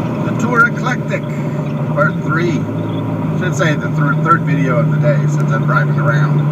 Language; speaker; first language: English; native; English